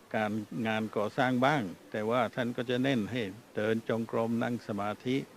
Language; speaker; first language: Thai; non-native, fluent; English